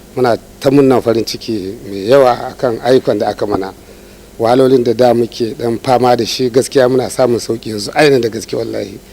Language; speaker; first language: Hausa; native; Hausa